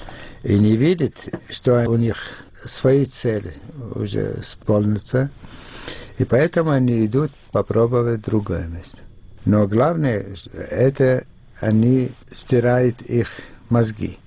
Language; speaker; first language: Russian; non-native, fluent; Arabic